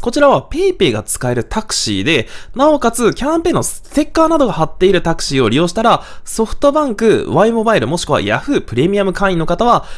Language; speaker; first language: Japanese; native; Japanese